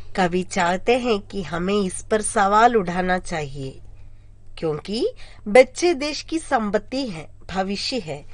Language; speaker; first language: Hindi; non-native, local second language; Malayalam